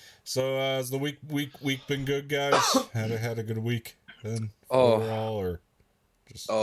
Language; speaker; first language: English; native; English